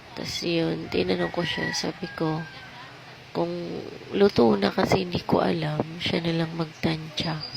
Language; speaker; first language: Filipino; non-native, local second language; Waray